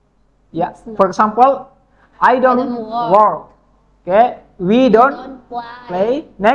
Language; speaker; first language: English; non-native, fluent; Indonesian